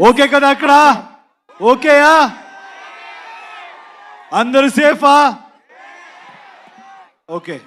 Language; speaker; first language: Telugu; non-native, learner; Kannada